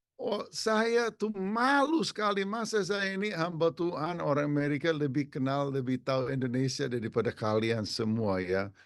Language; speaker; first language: Indonesian; non-native, fluent; English